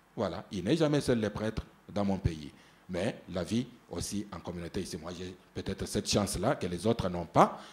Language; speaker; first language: French; non-native, local second language; Luba-Lulua